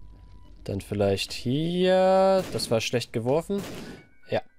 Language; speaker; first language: German; native; German